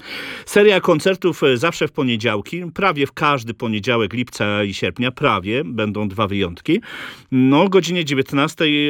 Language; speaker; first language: Polish; native; Polish